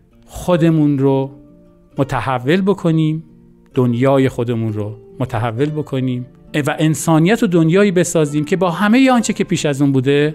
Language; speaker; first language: Persian; native; Persian